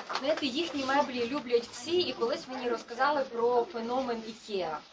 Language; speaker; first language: Ukrainian; native; Ukrainian